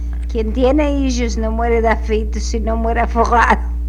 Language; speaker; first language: Spanish; native; Spanish